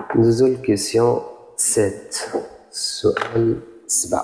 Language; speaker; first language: French; non-native, local second language; Arabic